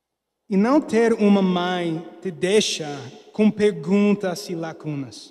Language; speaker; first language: Portuguese; non-native, learner; English